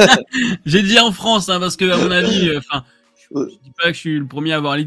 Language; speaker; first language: French; native; French